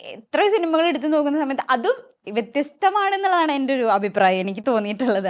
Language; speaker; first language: Malayalam; native; Malayalam